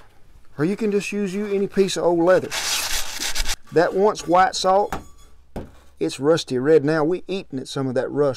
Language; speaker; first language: English; native; English